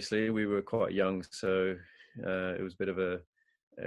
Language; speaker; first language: English; native; English